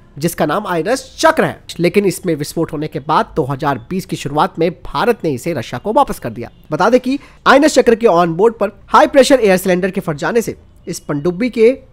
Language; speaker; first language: Hindi; native; Hindi